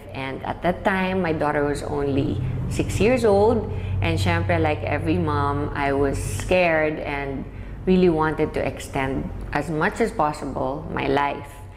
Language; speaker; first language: English; non-native, local second language; Filipino